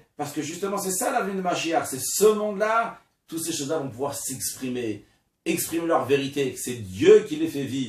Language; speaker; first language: French; native; French